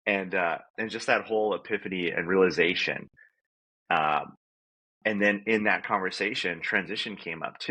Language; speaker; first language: English; native; English